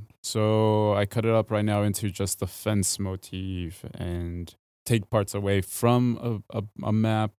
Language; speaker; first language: English; early bilingual, other home language; Spanish